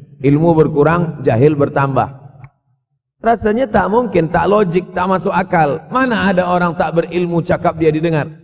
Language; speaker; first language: Malay; native; Malay